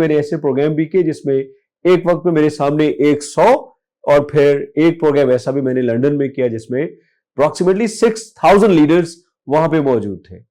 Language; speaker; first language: Urdu; non-native, local second language; Punjabi